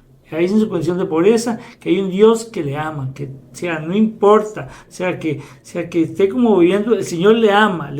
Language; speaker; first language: Spanish; native; Spanish